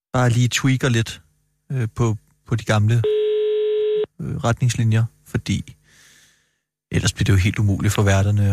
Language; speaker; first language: Danish; native; Danish